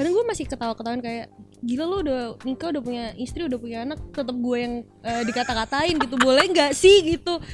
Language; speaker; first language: Indonesian; native; Indonesian